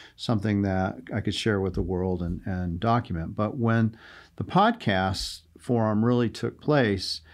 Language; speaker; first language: English; native; English